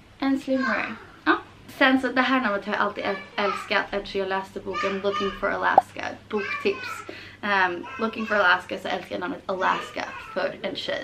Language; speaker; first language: Swedish; early bilingual, heritage; Swedish